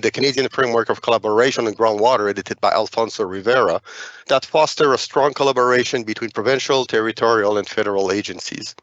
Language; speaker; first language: English; non-native, fluent; French